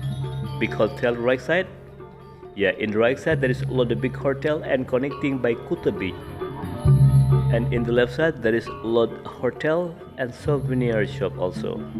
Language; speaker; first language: English; non-native, learner; Indonesian